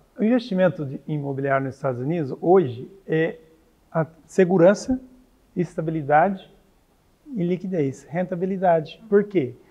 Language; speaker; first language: Portuguese; native; Portuguese